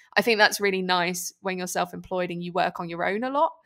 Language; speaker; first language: English; native; English